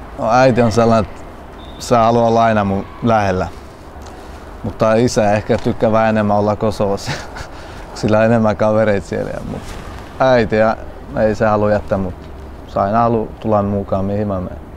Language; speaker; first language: Finnish; early bilingual, other home language; Albanian